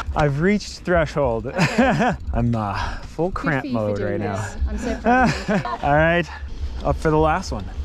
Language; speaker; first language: English; native; English